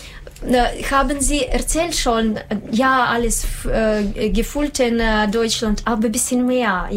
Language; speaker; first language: German; non-native, learner; Russian